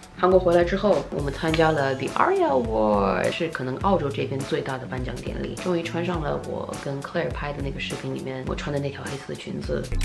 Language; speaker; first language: Chinese; early bilingual, heritage; Chinese